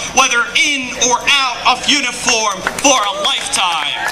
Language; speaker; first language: English; non-native, fluent; Arabic